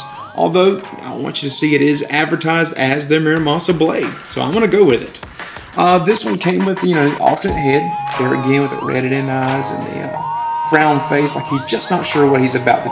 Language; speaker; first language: English; native; English